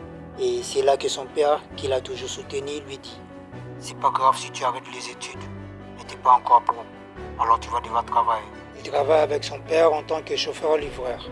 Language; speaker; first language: French; native; French